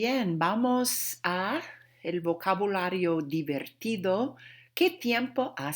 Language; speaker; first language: Spanish; non-native, fluent; English